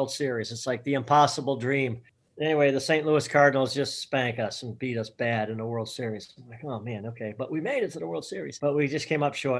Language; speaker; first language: English; native; English